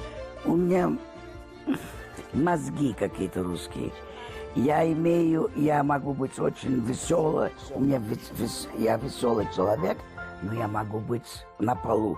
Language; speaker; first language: Russian; early bilingual, heritage; Russian